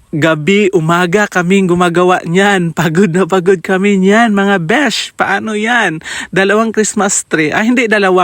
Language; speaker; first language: Filipino; non-native, local second language; Cebuano